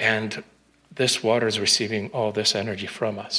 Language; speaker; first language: English; non-native, fluent; Spanish